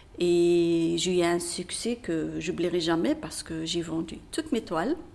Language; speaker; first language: French; non-native, local second language; Berber languages